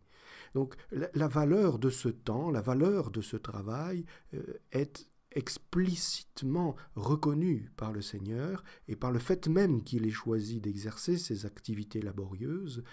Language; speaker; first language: French; native; French